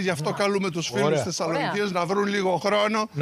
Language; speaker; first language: Greek; native; Greek